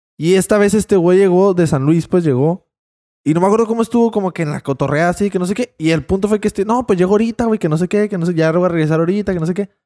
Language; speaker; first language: Spanish; native; Spanish